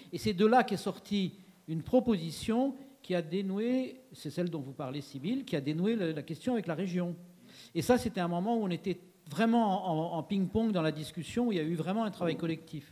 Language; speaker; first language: French; native; French